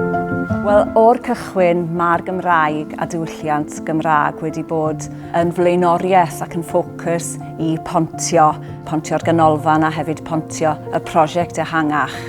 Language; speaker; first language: Welsh; native; Welsh